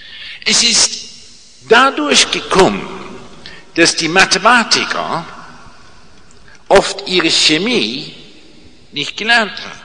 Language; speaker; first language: German; non-native, fluent; English